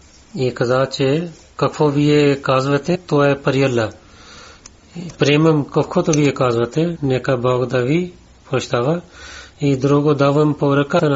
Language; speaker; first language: Bulgarian; non-native, learner; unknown